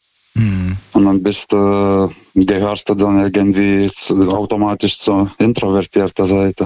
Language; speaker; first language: German; non-native, fluent; Lithuanian